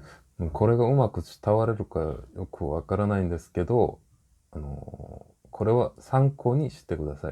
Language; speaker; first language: Japanese; non-native, fluent; Korean